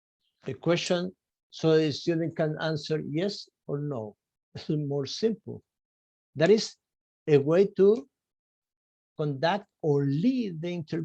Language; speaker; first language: English; non-native, fluent; Spanish